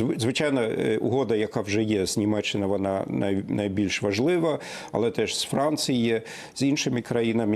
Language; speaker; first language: Ukrainian; non-native, fluent; German